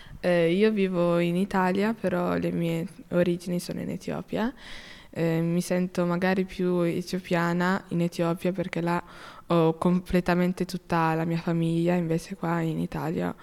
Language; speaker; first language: Italian; early bilingual, other home language; Amharic